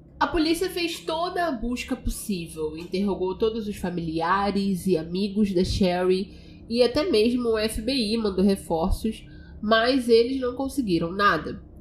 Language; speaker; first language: Portuguese; native; Portuguese